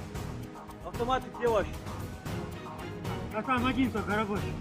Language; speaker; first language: Russian; native; Russian